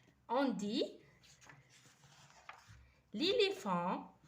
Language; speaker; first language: French; non-native, fluent; Arabic